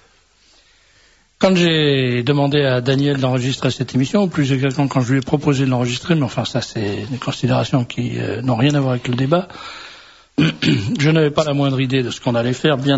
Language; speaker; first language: French; native; French